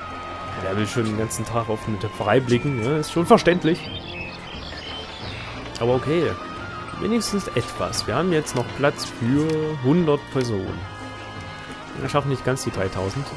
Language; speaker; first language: German; native; German